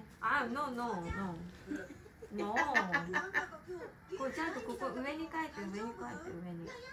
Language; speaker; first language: Japanese; native; Japanese